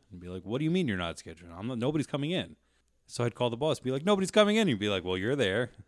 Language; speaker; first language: English; native; English